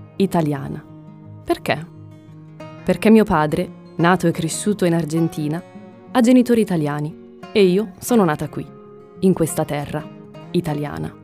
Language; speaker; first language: Italian; early bilingual, other home language; Spanish